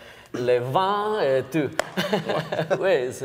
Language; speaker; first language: French; non-native, learner; Basque